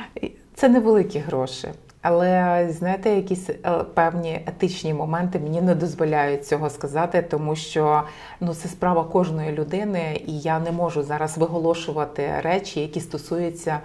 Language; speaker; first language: Ukrainian; native; Ukrainian